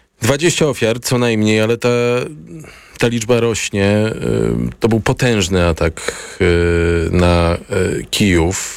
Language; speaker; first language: Polish; native; Polish